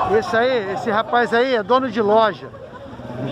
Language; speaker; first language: Portuguese; native; Portuguese